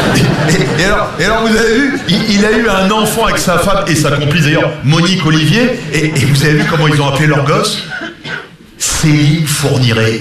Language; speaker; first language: French; native; French